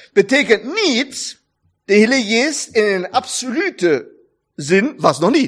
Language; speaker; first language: German; non-native, learner; Dutch